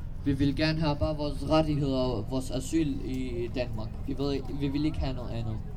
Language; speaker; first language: Danish; early bilingual, other home language; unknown